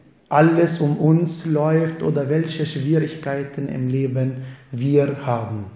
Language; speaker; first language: German; non-native, fluent; Arabic